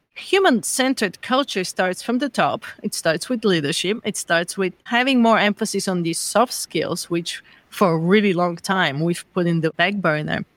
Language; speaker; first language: English; non-native, fluent; Bulgarian